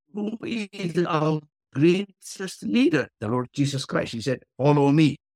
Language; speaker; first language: English; non-native, fluent; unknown